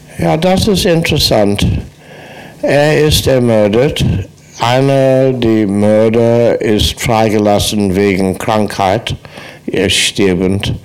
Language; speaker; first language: German; non-native, fluent; English